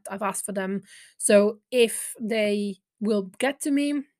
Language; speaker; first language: English; non-native, fluent; Italian